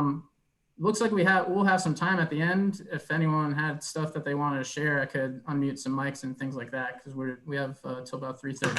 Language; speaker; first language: English; native; English